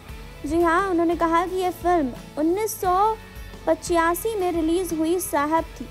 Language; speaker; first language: Hindi; native; Hindi